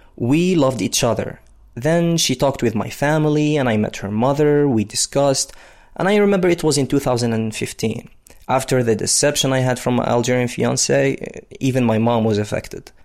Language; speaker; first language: English; non-native, fluent; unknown